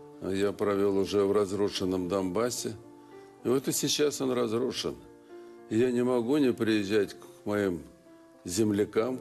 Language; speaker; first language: Russian; native; Russian